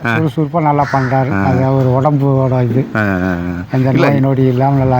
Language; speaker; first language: Tamil; native; Tamil